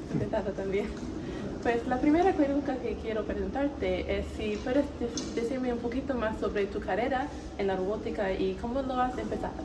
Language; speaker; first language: Spanish; non-native, learner; English